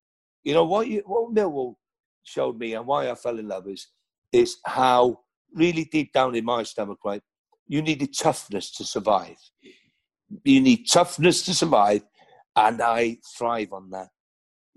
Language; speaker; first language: English; non-native, local second language; Welsh